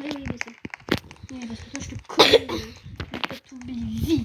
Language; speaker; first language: French; native; French